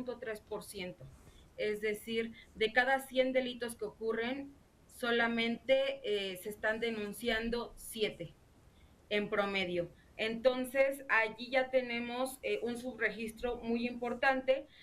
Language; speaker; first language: Spanish; native; Spanish